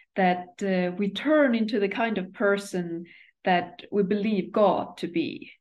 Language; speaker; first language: English; non-native, fluent; Estonian